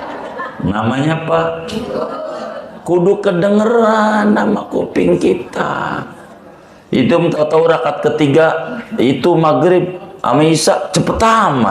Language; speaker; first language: Indonesian; native; Indonesian